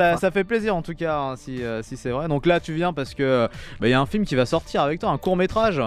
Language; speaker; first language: French; native; French